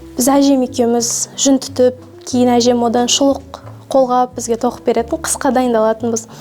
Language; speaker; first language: Kazakh; native; Kazakh